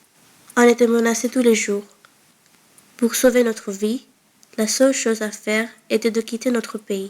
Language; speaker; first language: French; early bilingual, other home language; Bangla